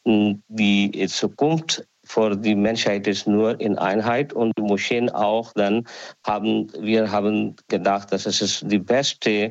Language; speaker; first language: German; non-native, learner; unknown